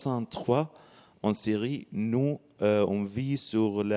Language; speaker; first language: French; non-native, learner; Arabic